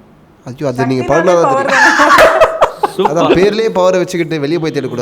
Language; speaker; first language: Tamil; native; Tamil